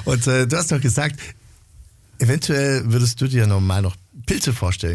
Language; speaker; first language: German; native; German